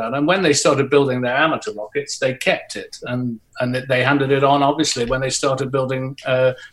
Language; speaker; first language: English; native; English